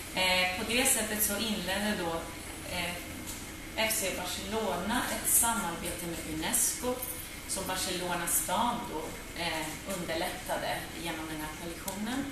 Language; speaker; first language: Swedish; native; Swedish